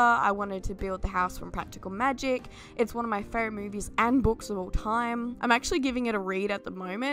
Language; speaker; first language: English; native; English